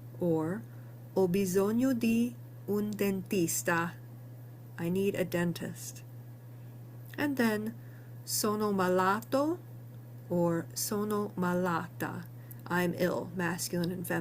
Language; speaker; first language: Italian; non-native, learner; English